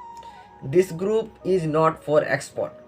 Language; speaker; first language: English; non-native, local second language; Odia